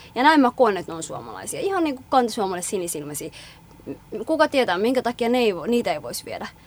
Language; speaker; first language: Finnish; early bilingual, other home language; Somali